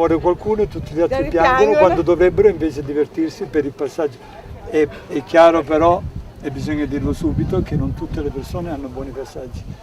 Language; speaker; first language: Italian; native; Italian